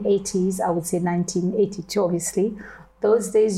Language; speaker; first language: English; non-native, fluent; French